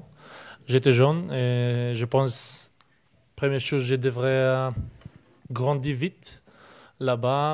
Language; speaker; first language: French; non-native, learner; Polish